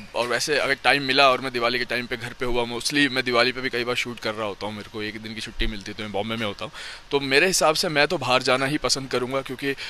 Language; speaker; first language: Hindi; native; Hindi